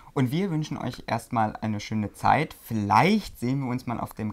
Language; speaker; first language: German; native; German